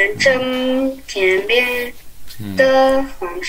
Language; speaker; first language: Chinese; non-native, learner; English